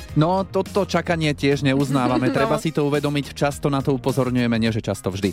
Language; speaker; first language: Slovak; native; Slovak